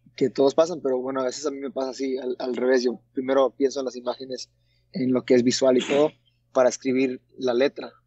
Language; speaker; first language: Spanish; early bilingual, heritage; Spanish